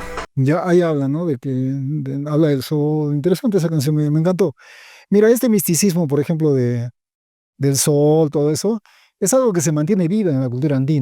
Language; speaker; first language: Spanish; native; Spanish